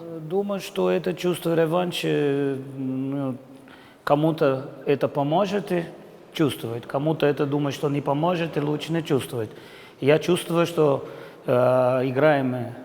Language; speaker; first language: Russian; non-native, fluent; Portuguese